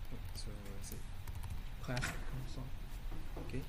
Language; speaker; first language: French; non-native, learner; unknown